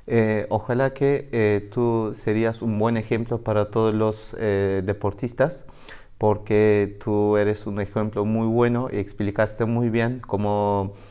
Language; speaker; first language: Spanish; non-native, learner; Turkish